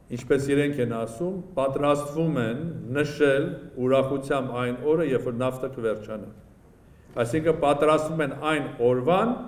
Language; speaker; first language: Armenian; native; Armenian